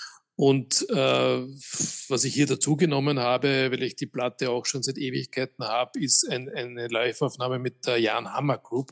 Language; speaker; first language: German; native; German